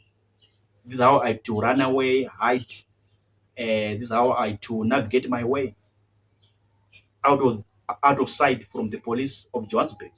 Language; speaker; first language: English; non-native, local second language; Shona